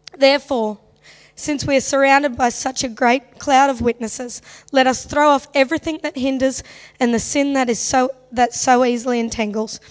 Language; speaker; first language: English; native; English